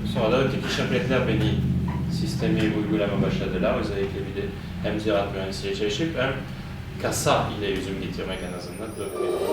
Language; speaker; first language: Turkish; non-native, fluent; French